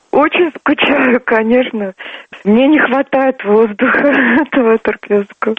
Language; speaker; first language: Russian; non-native, local second language; Turkmen